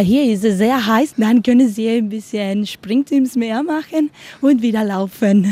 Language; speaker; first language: German; non-native, learner; Spanish